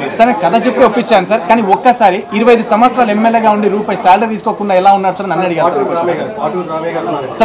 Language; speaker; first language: Telugu; native; Telugu